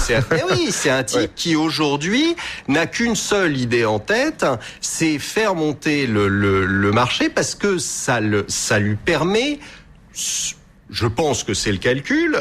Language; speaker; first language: French; native; French